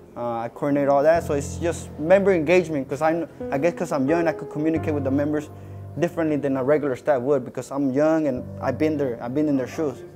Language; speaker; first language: English; native; English